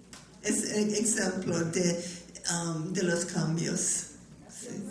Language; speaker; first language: Spanish; non-native, learner; English